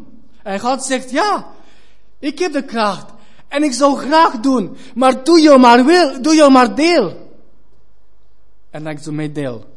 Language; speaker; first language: Dutch; non-native, fluent; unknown